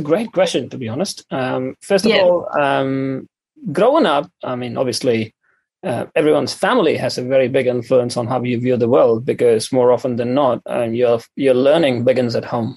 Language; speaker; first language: English; non-native, local second language; Tamil